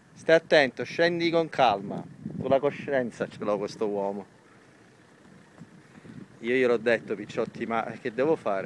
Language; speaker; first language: Italian; native; Italian